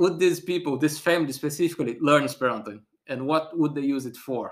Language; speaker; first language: English; non-native, fluent; Portuguese